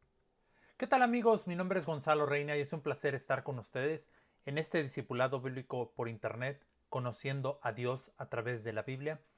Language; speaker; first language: Spanish; native; Spanish